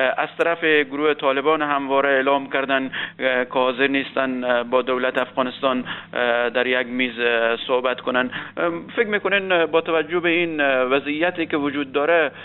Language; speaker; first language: Persian; native; Persian